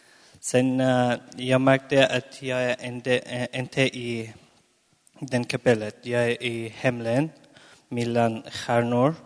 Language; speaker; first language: Swedish; non-native, learner; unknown